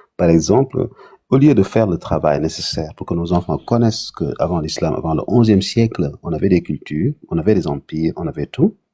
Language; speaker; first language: French; non-native, local second language; Wolof